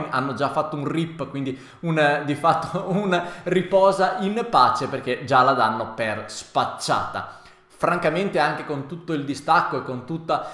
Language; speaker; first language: Italian; native; Italian